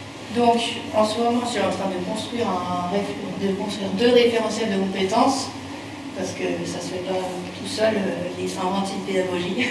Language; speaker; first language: French; native; French